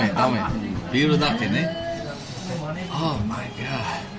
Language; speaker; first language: Japanese; non-native, learner; English